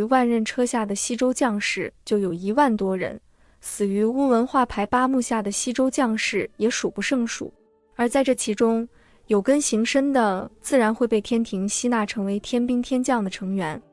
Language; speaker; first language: Chinese; native; Chinese